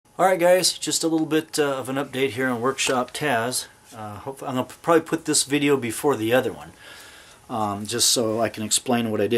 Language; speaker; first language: English; native; English